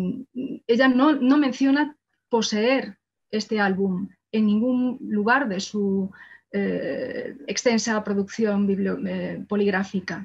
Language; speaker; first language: Spanish; native; Spanish